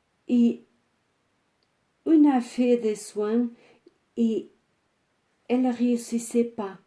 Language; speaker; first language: French; non-native, fluent; Portuguese